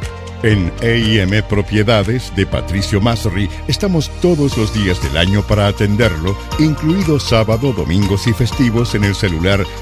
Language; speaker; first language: Spanish; native; Spanish